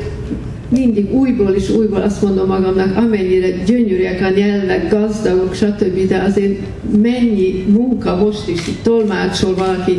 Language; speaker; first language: Hungarian; early bilingual, heritage; Hungarian